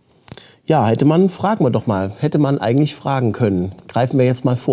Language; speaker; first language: German; native; German